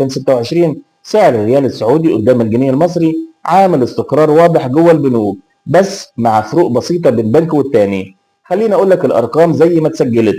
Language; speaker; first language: Arabic; native; Arabic